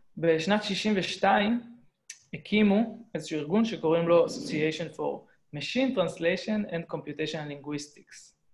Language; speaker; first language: Hebrew; native; Hebrew